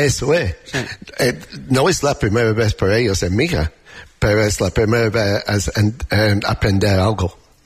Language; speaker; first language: Spanish; non-native, learner; English